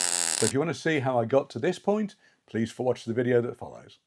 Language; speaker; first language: English; native; English